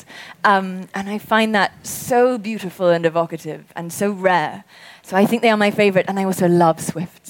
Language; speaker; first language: English; native; English